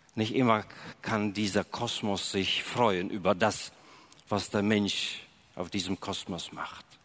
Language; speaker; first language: German; early bilingual, other home language; Russian